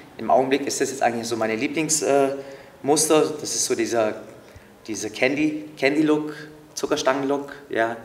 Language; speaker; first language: German; early bilingual, other home language; Turkish